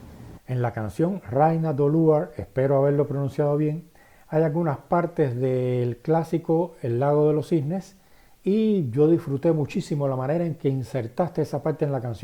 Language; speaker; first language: Spanish; native; Spanish